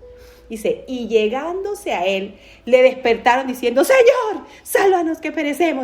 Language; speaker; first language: Spanish; native; Spanish